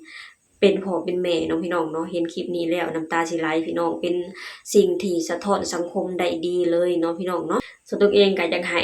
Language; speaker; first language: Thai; non-native, local second language; Lao